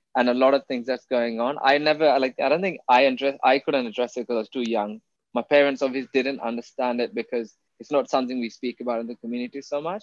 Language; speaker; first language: English; non-native, local second language; Tamil